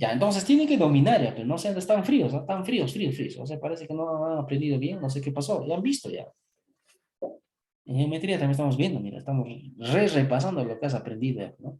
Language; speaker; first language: Spanish; native; Spanish